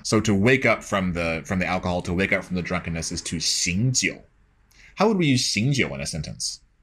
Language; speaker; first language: English; native; English